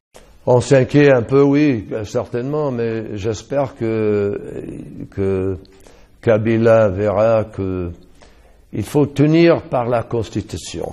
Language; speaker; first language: French; non-native, fluent; English